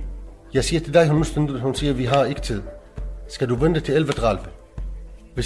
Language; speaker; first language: Danish; non-native, learner; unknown